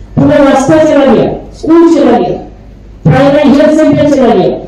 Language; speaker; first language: Hindi; non-native, local second language; Bangla